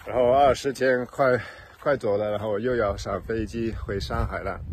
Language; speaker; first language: Chinese; non-native, fluent; English